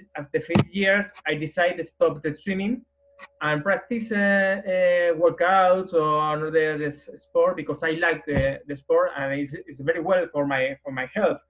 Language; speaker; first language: English; non-native, learner; Spanish